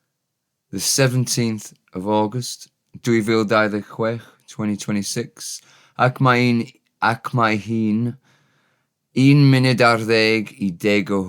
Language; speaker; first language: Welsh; non-native, learner; English